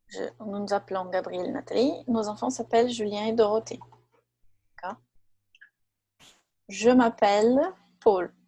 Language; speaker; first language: French; non-native, fluent; Portuguese